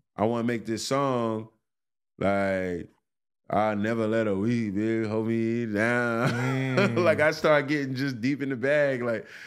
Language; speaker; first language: English; native; English